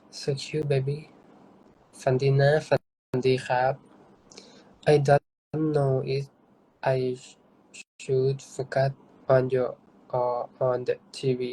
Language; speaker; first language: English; non-native, learner; Thai